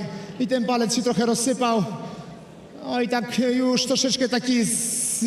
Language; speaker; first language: Polish; native; Polish